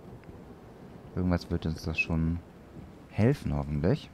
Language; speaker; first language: German; native; German